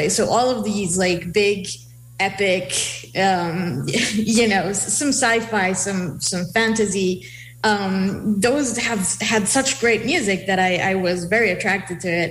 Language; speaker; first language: English; non-native, fluent; Hebrew